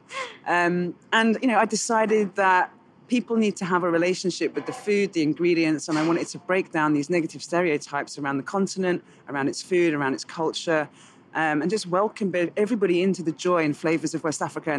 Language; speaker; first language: English; native; English